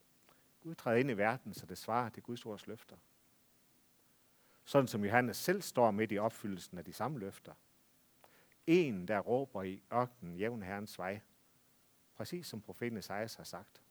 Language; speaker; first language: Danish; native; Danish